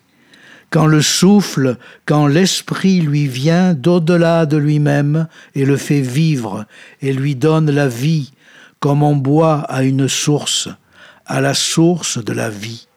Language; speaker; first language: French; native; French